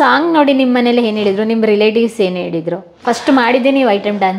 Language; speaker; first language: Kannada; native; Kannada